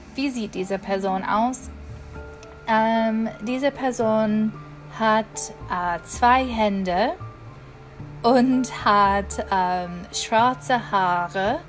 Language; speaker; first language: German; non-native, fluent; English